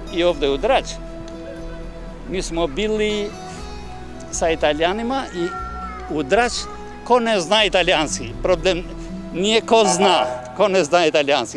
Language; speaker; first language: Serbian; non-native, learner; Albanian